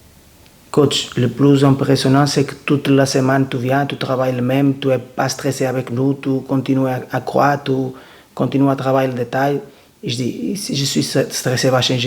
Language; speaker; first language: French; non-native, learner; Portuguese